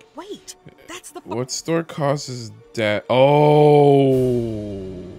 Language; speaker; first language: English; native; English